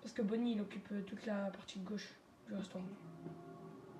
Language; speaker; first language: French; native; French